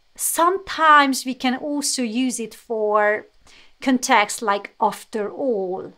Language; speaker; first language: English; non-native, fluent; Hungarian